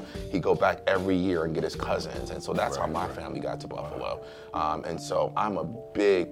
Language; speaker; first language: English; native; English